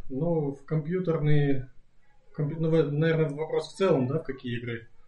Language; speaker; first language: Russian; native; Russian